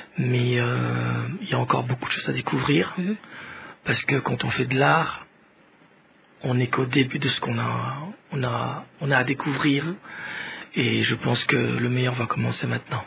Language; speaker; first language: French; non-native, local second language; Swahili